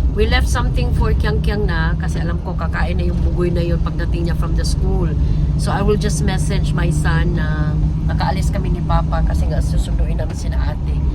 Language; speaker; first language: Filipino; non-native, local second language; Cebuano